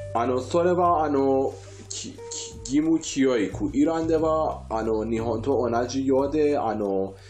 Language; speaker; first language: Japanese; non-native, learner; Persian